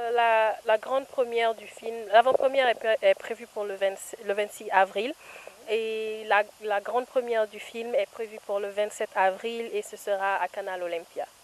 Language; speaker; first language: French; non-native, local second language; Fula